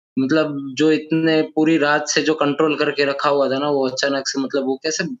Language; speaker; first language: Hindi; non-native, local second language; Gujarati